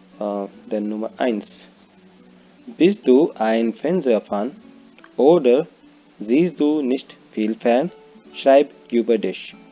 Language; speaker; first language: German; non-native, fluent; Hindi